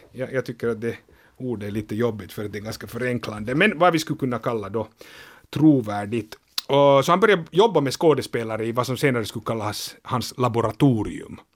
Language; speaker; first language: Swedish; native; Swedish